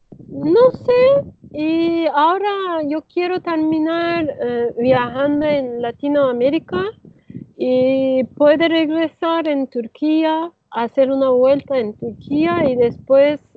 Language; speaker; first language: Spanish; non-native, learner; Turkish